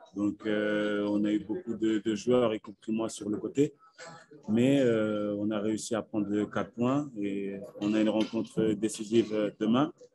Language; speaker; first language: French; native; French